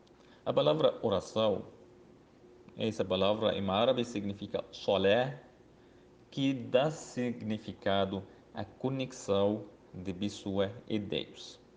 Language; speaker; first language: Portuguese; non-native, learner; Arabic